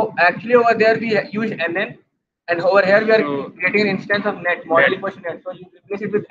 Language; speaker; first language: English; non-native, local second language; Hindi